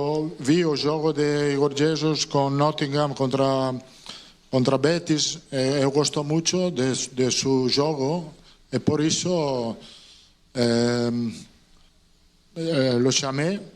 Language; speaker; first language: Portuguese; non-native, learner; Italian